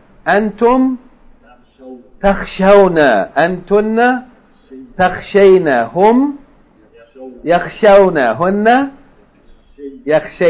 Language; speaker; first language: Arabic; non-native, fluent; English